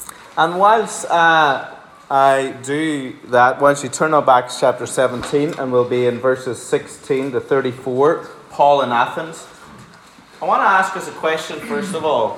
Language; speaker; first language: English; native; English